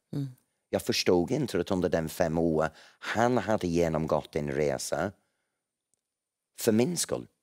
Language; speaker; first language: Swedish; non-native, fluent; English